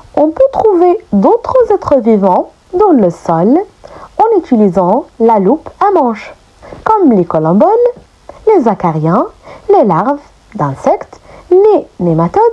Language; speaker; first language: French; non-native, local second language; Arabic